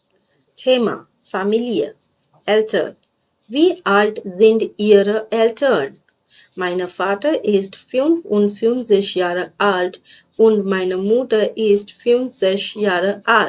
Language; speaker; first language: German; non-native, fluent; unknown